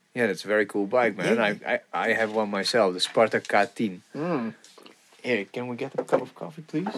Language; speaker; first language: English; non-native, fluent; Bulgarian